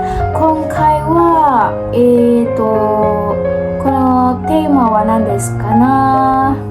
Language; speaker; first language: Japanese; non-native, learner; Indonesian